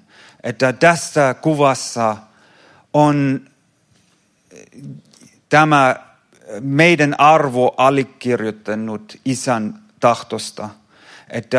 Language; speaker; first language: Finnish; non-native, fluent; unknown